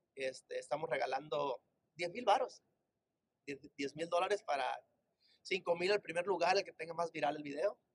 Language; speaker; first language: Spanish; native; Spanish